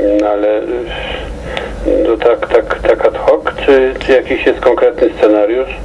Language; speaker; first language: Polish; native; Polish